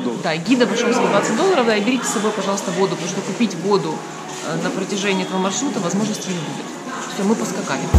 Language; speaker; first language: Russian; native; Russian